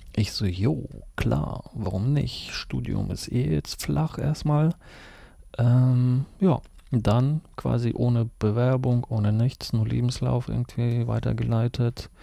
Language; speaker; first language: German; early bilingual, other home language; Russian